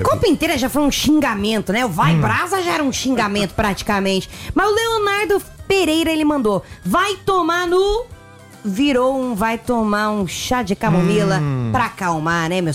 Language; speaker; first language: Portuguese; native; Portuguese